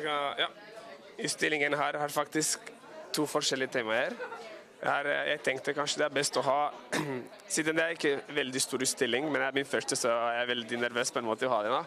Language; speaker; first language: Norwegian; non-native, fluent; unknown